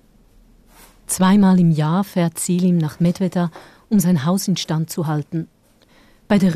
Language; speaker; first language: German; native; German